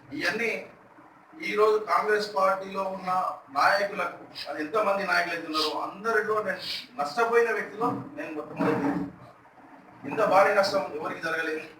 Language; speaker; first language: Telugu; native; Telugu